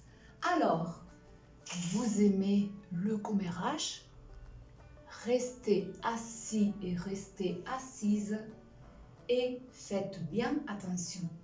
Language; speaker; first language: French; non-native, fluent; Spanish